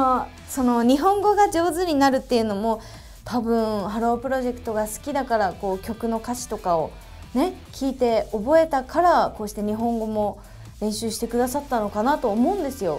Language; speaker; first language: Japanese; native; Japanese